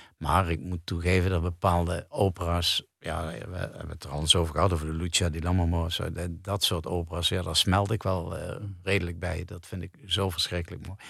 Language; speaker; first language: Dutch; native; Dutch